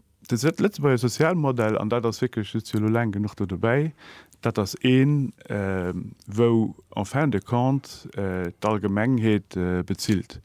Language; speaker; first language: Luxembourgish; native; Luxembourgish